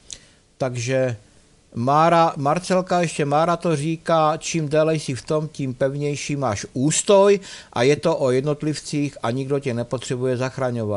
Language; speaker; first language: Czech; native; Czech